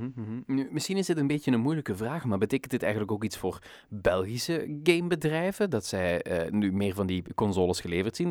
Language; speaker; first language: Dutch; native; Dutch